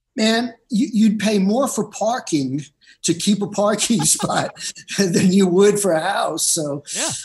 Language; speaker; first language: English; native; English